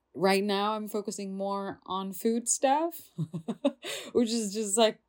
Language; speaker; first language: English; non-native, fluent; Indonesian